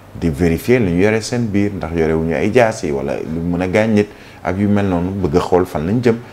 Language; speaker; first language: Wolof; native; Wolof